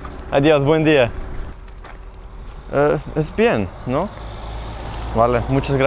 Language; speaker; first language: Spanish; non-native, learner; Lithuanian